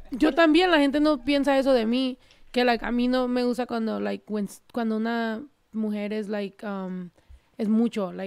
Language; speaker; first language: Spanish; early bilingual, heritage; Spanish